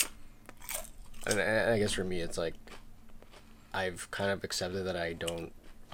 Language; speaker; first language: English; native; English